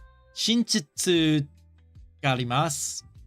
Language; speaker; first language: Japanese; non-native, learner; English